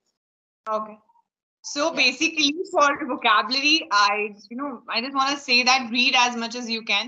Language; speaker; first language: English; non-native, local second language; Hindi